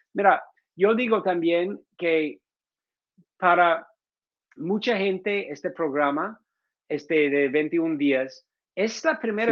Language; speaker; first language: Spanish; non-native, fluent; English